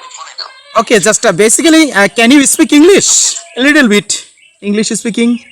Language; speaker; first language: English; non-native, learner; Bangla